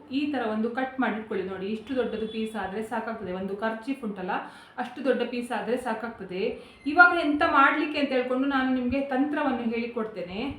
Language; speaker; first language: Kannada; non-native, local second language; Konkani